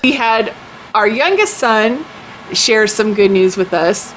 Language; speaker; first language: English; native; English